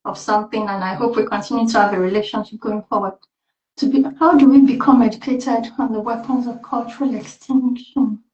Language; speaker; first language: English; non-native, local second language; Yoruba